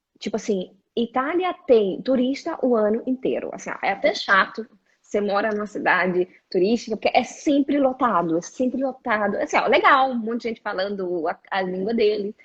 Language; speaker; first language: Portuguese; native; Portuguese